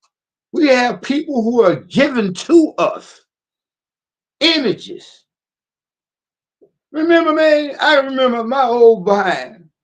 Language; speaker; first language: English; native; English